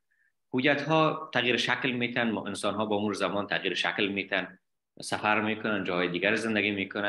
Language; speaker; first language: Persian; native; Persian